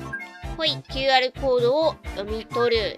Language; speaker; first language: Japanese; native; Japanese